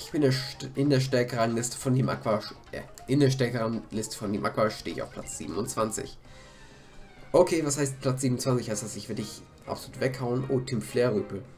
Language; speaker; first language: German; native; German